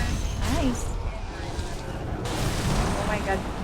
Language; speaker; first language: English; non-native, local second language; Filipino